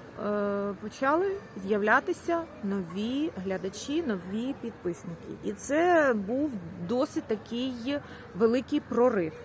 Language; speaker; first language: Ukrainian; non-native, local second language; Russian